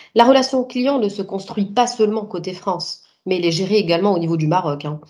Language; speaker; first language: French; non-native, local second language; Arabic